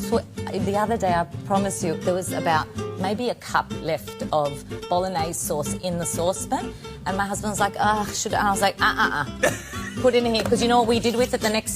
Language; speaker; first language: English; native; English